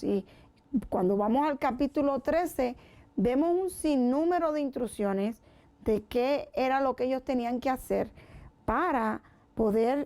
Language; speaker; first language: Spanish; native; Spanish